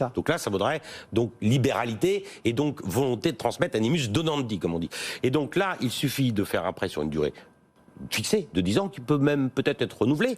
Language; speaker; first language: French; native; French